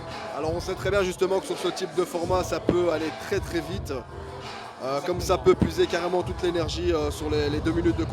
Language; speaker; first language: French; native; French